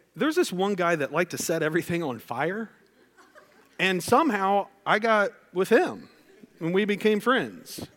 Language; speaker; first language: English; native; English